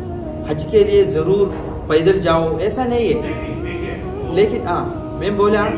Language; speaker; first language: Hindi; non-native, local second language; Malayalam